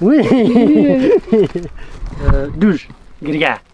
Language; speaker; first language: French; non-native, learner; Arabic